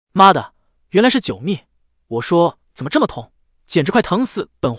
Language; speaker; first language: Chinese; native; Chinese